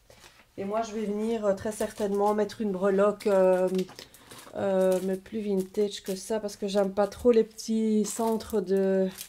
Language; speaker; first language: French; native; French